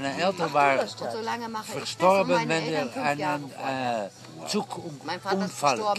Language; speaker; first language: German; non-native, learner; Dutch